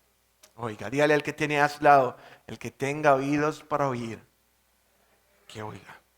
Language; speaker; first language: Spanish; native; Spanish